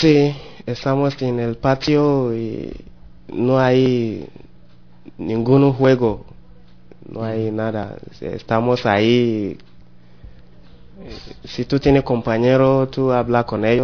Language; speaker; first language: Spanish; non-native, learner; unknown